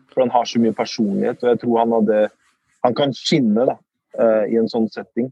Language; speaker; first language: Norwegian; early bilingual, other home language; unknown